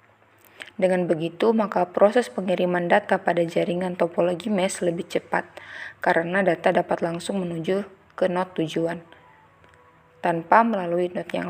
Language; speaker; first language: Indonesian; native; Indonesian